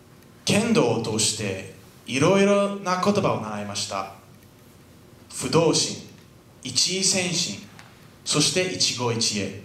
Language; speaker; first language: Japanese; non-native, fluent; French